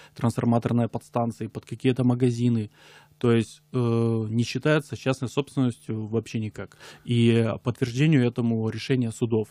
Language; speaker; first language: Russian; native; Russian